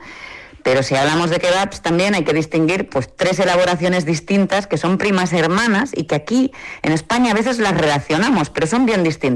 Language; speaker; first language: Spanish; native; Spanish